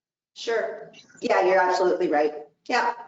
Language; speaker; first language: English; native; English